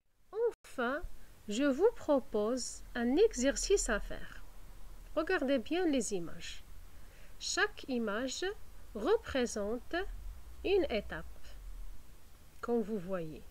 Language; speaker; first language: French; non-native, fluent; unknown